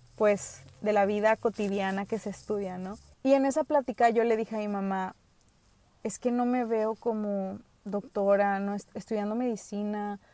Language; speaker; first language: Spanish; early bilingual, other home language; English